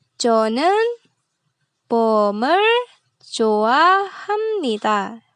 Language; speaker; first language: Korean; non-native, fluent; Indonesian